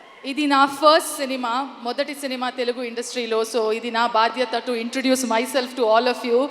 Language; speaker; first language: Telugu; non-native, learner; Kannada